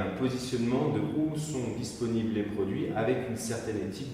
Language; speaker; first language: French; native; French